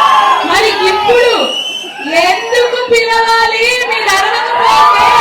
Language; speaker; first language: Telugu; native; Telugu